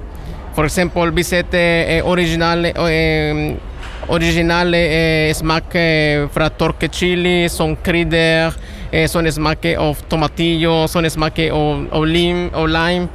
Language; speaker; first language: Norwegian; non-native, learner; Spanish